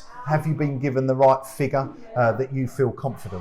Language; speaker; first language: English; native; English